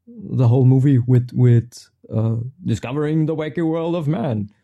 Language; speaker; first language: English; non-native, fluent; German